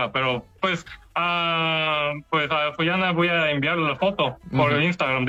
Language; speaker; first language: Spanish; non-native, learner; Korean